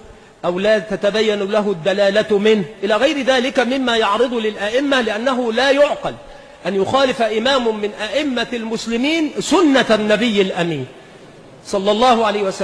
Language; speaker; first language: Arabic; native; Arabic